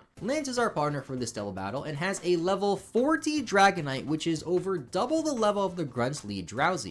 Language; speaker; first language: English; native; English